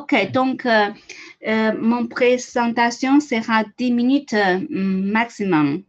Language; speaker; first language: French; non-native, learner; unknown